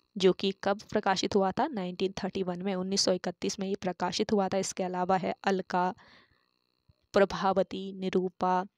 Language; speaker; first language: Hindi; native; Hindi